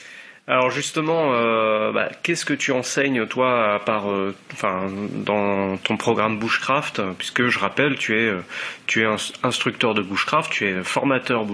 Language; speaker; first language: French; native; French